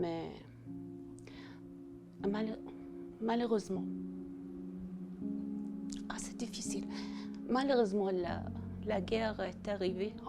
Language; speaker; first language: French; non-native, fluent; Arabic